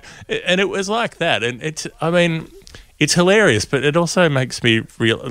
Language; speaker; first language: English; native; English